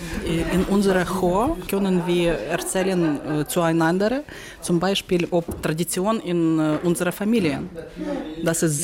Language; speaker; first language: German; non-native, learner; Ukrainian